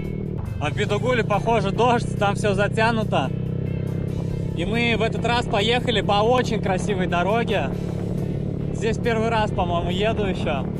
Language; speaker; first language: Russian; native; Russian